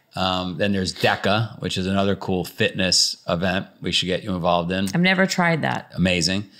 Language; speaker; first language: English; native; English